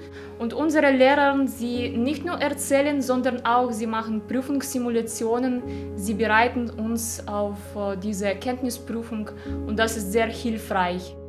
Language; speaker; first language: German; non-native, fluent; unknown